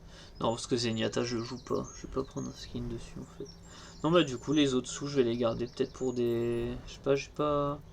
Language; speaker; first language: French; native; French